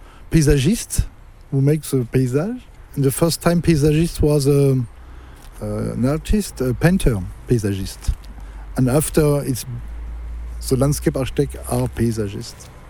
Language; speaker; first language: English; non-native, learner; French